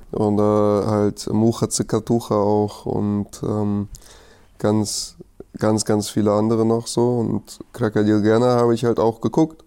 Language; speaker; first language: German; early bilingual, other home language; Russian